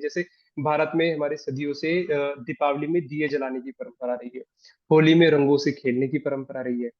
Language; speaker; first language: Hindi; native; Hindi